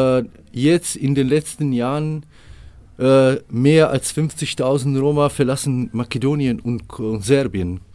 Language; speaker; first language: German; non-native, local second language; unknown